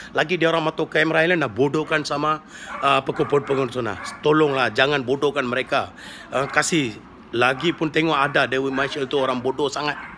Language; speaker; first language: Malay; non-native, local second language; Tamil